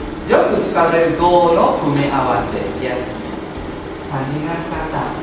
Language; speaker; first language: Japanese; non-native, fluent; Indonesian